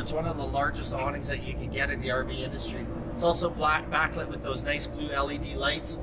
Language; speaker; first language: English; native; English